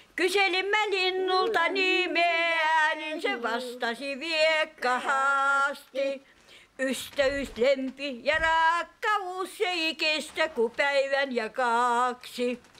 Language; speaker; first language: Finnish; early bilingual, heritage; Finnish